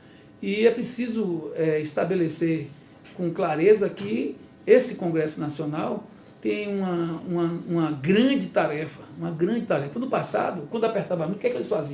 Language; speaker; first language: Portuguese; native; Portuguese